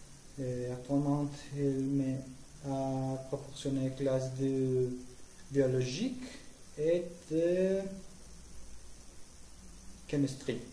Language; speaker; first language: French; non-native, learner; Spanish